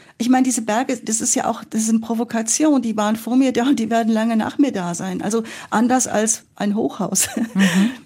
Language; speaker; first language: German; native; German